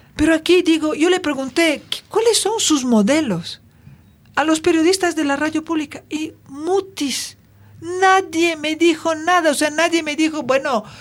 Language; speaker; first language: Spanish; non-native, fluent; Italian